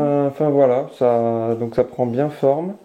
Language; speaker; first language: French; native; French